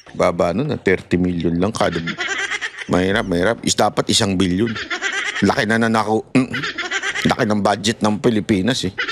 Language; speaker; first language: Filipino; native; Filipino